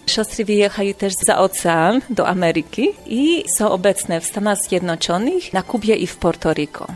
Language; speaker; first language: Polish; non-native, fluent; Hungarian